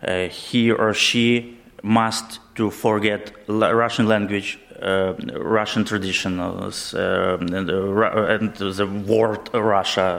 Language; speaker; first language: English; non-native, learner; Ukrainian